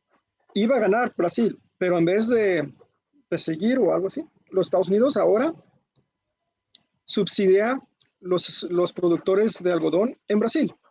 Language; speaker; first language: Spanish; early bilingual, heritage; Spanish